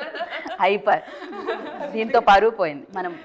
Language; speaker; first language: Telugu; native; Telugu